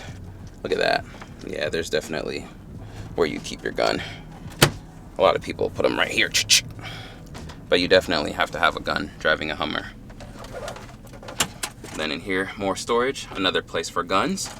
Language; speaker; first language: English; native; English